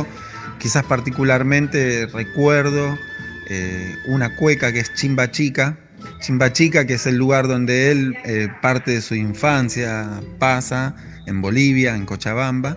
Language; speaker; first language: Spanish; native; Spanish